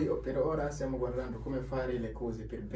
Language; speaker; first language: Italian; non-native, learner; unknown